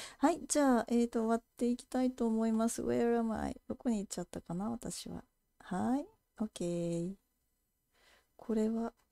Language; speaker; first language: Japanese; native; Japanese